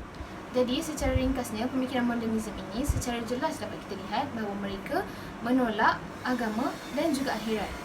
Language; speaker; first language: Malay; native; Malay